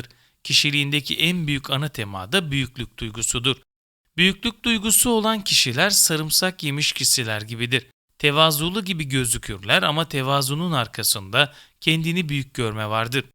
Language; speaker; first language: Turkish; native; Turkish